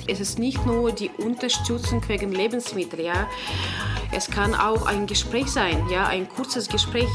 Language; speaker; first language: German; non-native, local second language; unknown